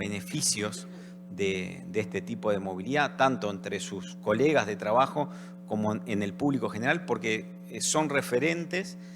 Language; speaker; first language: Spanish; native; Spanish